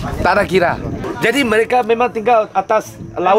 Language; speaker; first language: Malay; non-native, local second language; Chinese